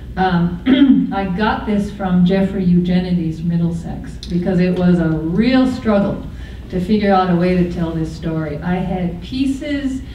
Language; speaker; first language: English; native; English